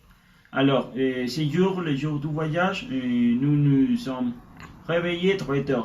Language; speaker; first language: French; non-native, learner; Spanish